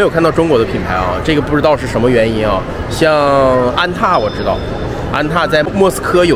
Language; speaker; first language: Chinese; native; Chinese